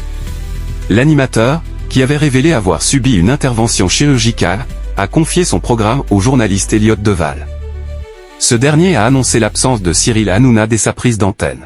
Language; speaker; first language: French; native; French